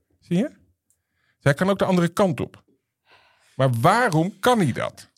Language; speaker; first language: Dutch; native; Dutch